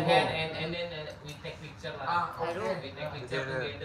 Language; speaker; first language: English; non-native, learner; Indonesian